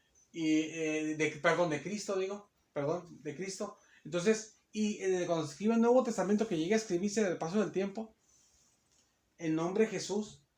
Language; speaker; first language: Spanish; native; Spanish